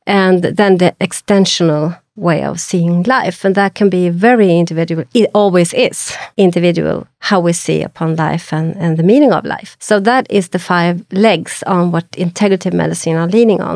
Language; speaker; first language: English; non-native, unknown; Swedish